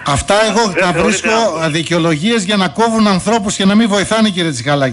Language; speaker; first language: Greek; native; Greek